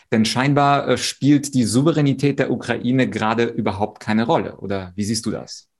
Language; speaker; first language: German; early bilingual, other home language; Russian